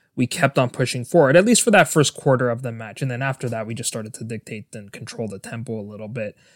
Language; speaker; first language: English; native; English